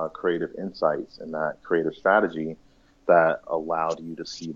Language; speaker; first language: English; native; English